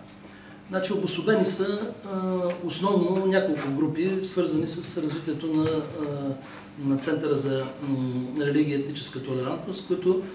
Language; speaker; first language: Bulgarian; native; Bulgarian